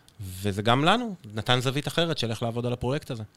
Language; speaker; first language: Hebrew; native; Hebrew